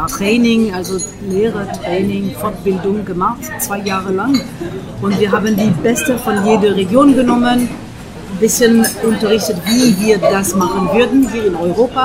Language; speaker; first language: German; non-native, fluent; French